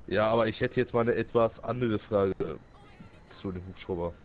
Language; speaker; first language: German; native; German